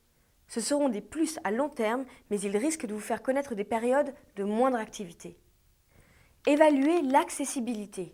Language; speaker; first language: French; native; French